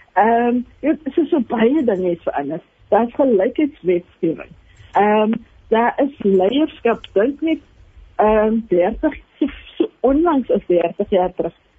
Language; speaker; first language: Afrikaans; native; Afrikaans